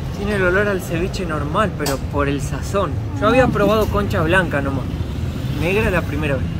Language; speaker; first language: Spanish; native; Spanish